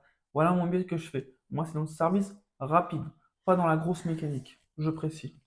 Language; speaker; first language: French; native; French